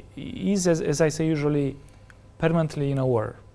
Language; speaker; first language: English; non-native, fluent; Romanian